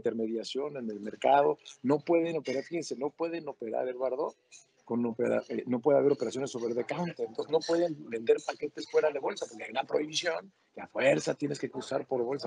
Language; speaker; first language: Spanish; native; Spanish